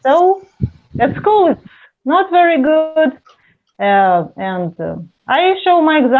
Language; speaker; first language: English; non-native, fluent; Russian